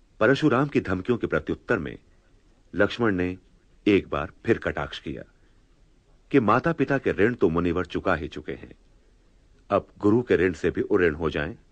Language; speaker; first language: Hindi; native; Hindi